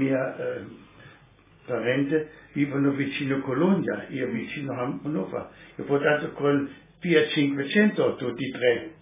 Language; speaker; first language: Italian; non-native, local second language; Slovenian